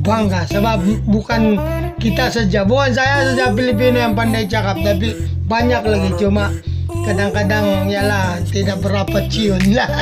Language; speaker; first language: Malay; non-native, learner; Filipino